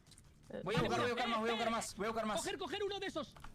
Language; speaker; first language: Spanish; native; Spanish